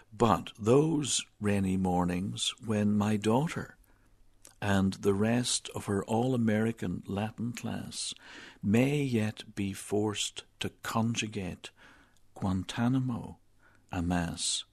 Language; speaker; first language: English; native; English